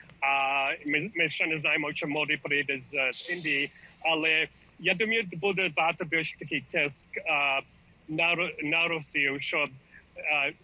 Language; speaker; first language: Ukrainian; early bilingual, heritage; English